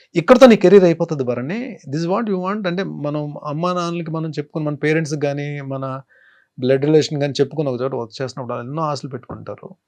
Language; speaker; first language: Telugu; native; Telugu